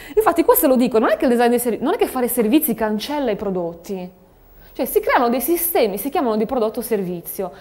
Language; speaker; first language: Italian; native; Italian